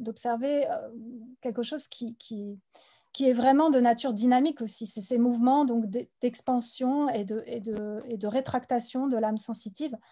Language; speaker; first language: French; native; French